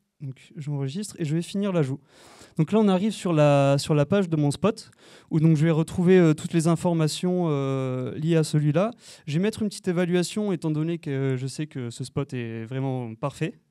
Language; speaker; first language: French; native; French